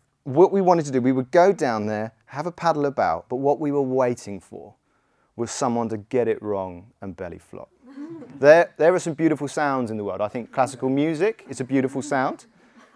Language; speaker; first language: English; native; English